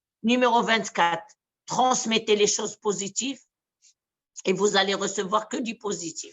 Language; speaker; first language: French; non-native, local second language; Arabic